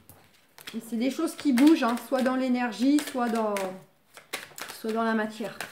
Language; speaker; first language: French; native; French